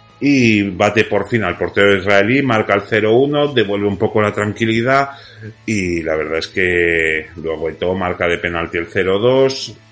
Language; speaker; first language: Spanish; native; Spanish